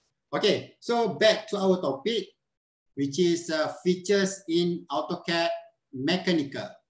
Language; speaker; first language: English; non-native, local second language; Malay